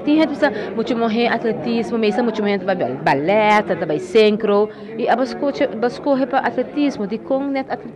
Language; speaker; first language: Portuguese; non-native, learner; Papiamento